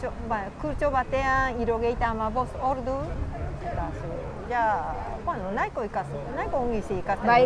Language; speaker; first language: Basque; non-native, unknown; Japanese